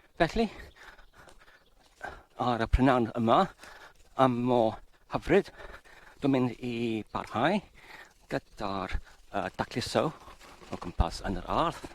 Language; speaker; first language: Welsh; non-native, fluent; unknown